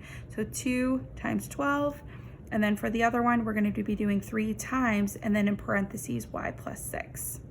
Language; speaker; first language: English; native; English